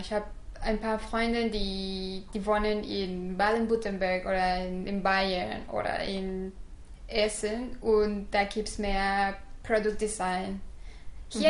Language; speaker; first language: German; non-native, fluent; Spanish